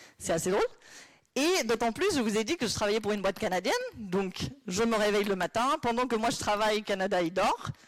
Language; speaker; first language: French; non-native, fluent; Spanish